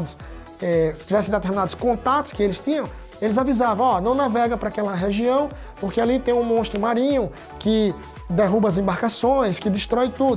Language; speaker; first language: Portuguese; native; Portuguese